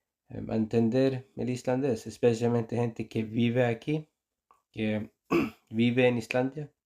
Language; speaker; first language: Spanish; non-native, fluent; Icelandic